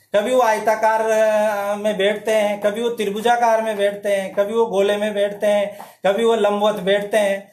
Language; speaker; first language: Hindi; native; Hindi